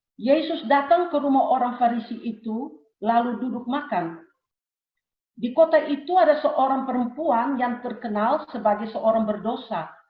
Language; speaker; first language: Indonesian; early bilingual, heritage; Indonesian